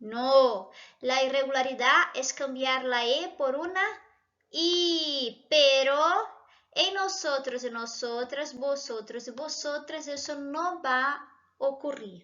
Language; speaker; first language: Spanish; non-native, fluent; Portuguese